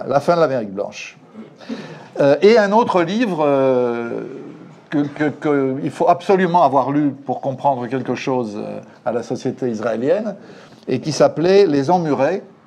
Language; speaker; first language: French; native; French